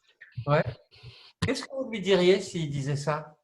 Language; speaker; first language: French; native; French